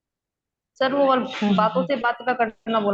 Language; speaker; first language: Hindi; non-native, local second language; Odia